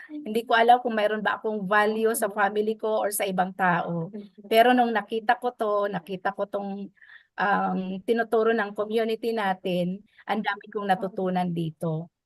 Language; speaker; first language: Filipino; non-native, local second language; Waray